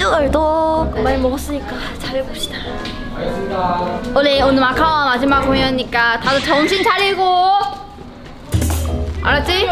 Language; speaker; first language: Korean; non-native, fluent; Chinese